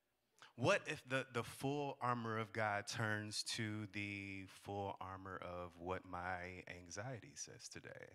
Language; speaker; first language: English; native; English